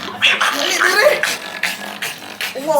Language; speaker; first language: Filipino; non-native, local second language; Cebuano